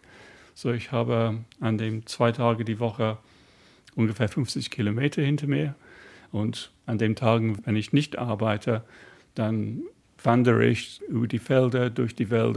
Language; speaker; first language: German; non-native, fluent; English